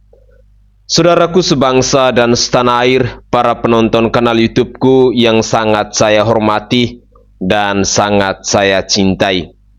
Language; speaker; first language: Indonesian; native; Indonesian